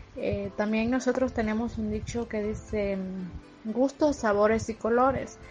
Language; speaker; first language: Spanish; native; Spanish